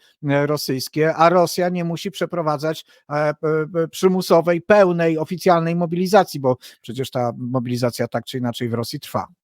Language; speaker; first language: Polish; native; Polish